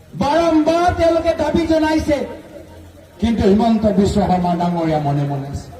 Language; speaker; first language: Assamese; native; Assamese